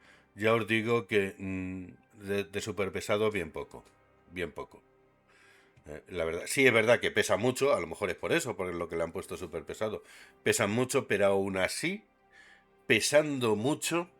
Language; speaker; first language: Spanish; native; Spanish